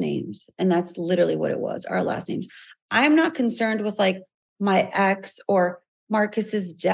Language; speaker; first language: English; native; English